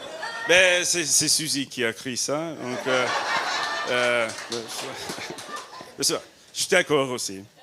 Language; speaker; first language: French; non-native, learner; English